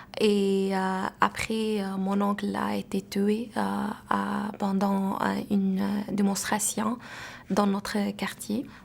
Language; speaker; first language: French; non-native, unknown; Arabic